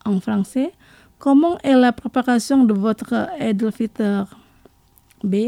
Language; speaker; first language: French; non-native, local second language; Indonesian